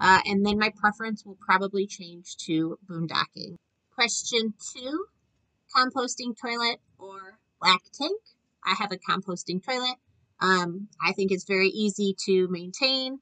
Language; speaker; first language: English; native; English